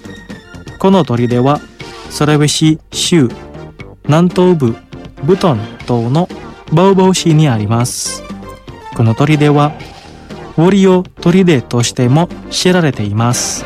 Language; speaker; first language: Japanese; non-native, fluent; Indonesian